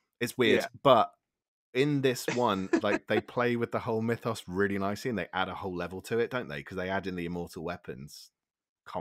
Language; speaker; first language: English; native; English